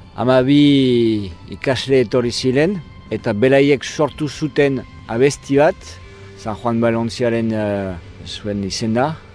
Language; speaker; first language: Basque; non-native, fluent; French